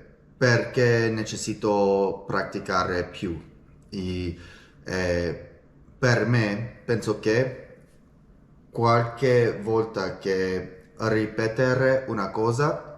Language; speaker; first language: Italian; non-native, learner; English